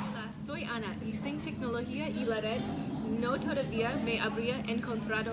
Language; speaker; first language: Spanish; non-native, learner; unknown